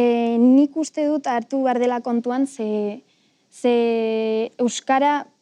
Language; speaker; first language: Basque; non-native, local second language; Spanish